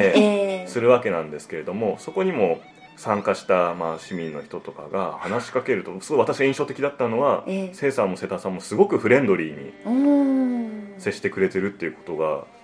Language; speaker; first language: Japanese; native; Japanese